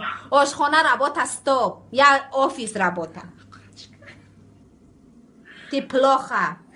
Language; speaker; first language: Russian; non-native, learner; Tajik